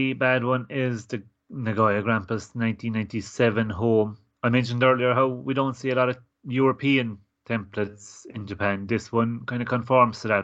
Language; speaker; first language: English; native; English